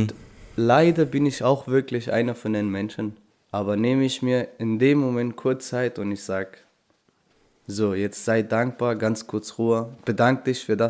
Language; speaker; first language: German; non-native, fluent; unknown